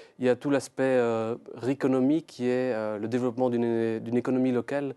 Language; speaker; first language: French; native; French